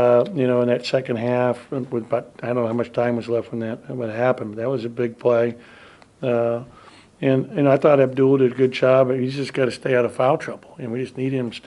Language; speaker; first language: English; native; English